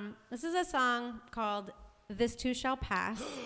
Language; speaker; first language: English; native; English